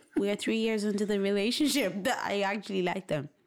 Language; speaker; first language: English; non-native, local second language; Shona